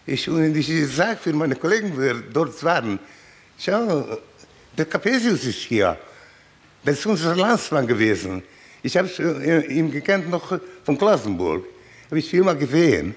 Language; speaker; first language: German; non-native, learner; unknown